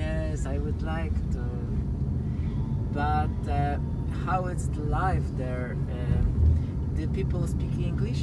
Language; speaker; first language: English; non-native, learner; Polish